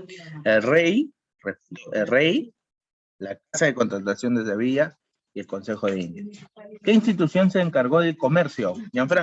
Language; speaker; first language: Spanish; native; Spanish